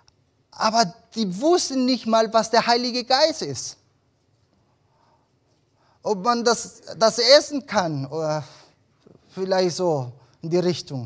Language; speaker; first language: German; early bilingual, other home language; Spanish